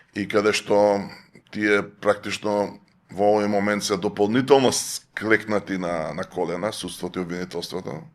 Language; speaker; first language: Macedonian; native; Macedonian